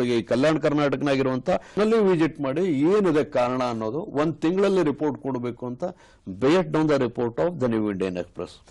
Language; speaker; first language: Kannada; native; Kannada